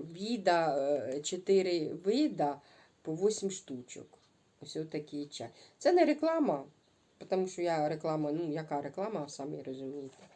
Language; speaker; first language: Ukrainian; non-native, local second language; Russian